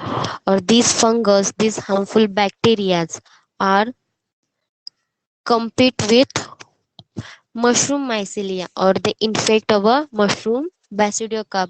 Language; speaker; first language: English; non-native, local second language; Hindi